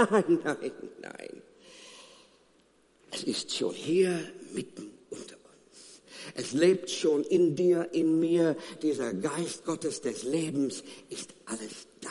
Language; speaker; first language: German; non-native, fluent; Afrikaans